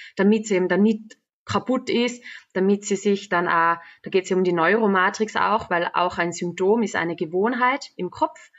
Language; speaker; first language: German; native; German